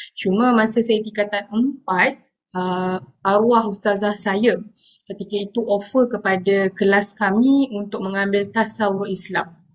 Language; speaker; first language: Malay; non-native, local second language; Tamil